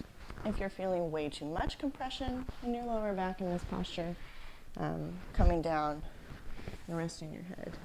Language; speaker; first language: English; native; English